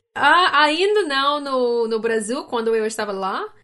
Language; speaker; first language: Portuguese; non-native, learner; English